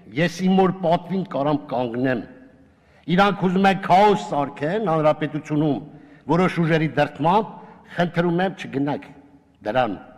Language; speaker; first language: Armenian; native; Armenian